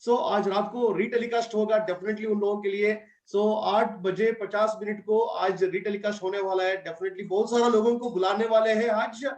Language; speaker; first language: Hindi; non-native, local second language; Kannada